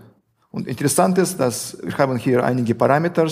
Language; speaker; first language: German; non-native, fluent; Russian